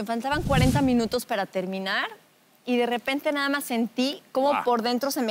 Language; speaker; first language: Spanish; native; Spanish